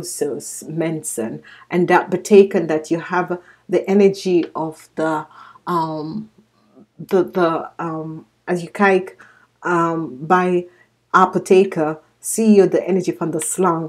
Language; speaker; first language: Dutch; non-native, learner; English